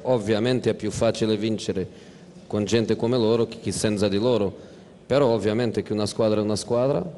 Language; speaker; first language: Italian; non-native, fluent; Portuguese